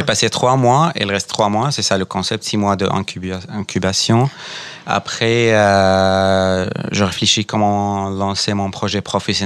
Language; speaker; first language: French; non-native, fluent; Arabic